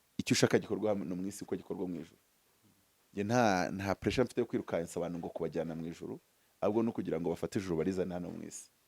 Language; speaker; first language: Kinyarwanda; early bilingual, heritage; Kinyarwanda